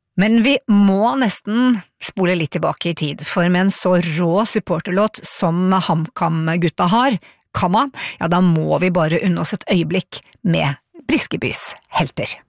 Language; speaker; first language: Norwegian; native; Norwegian